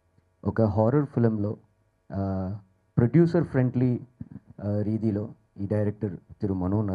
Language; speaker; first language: Telugu; non-native, learner; Tamil